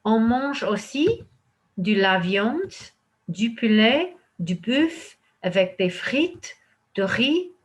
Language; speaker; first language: French; non-native, fluent; English